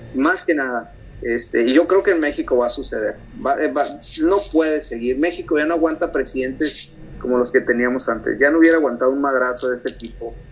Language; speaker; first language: Spanish; native; Spanish